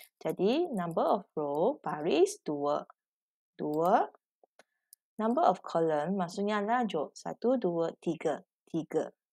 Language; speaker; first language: Malay; non-native, local second language; Chinese